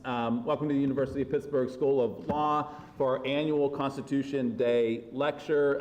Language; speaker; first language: English; native; English